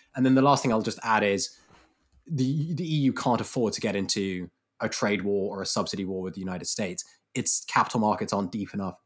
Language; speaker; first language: English; native; English